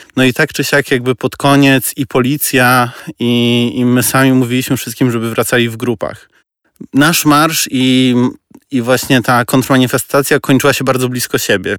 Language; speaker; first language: Polish; non-native, fluent; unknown